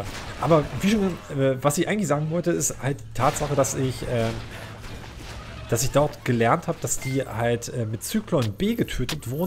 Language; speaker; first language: German; native; German